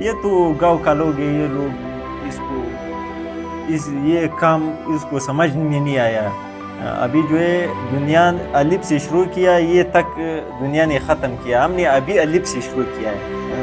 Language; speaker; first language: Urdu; non-native, local second language; Pashto